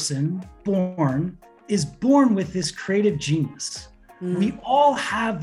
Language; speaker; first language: English; native; English